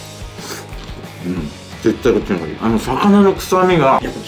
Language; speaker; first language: Japanese; native; Japanese